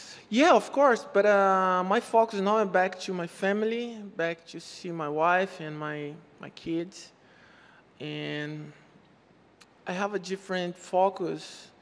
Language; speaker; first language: English; non-native, learner; Portuguese